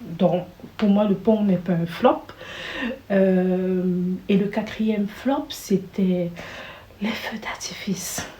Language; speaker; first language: French; native; French